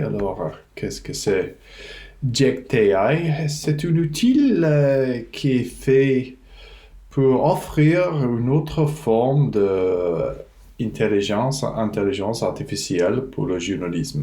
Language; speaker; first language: French; non-native, fluent; English